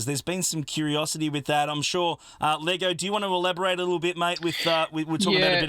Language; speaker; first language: English; native; English